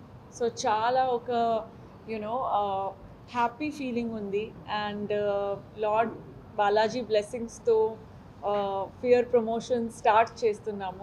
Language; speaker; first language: Telugu; non-native, learner; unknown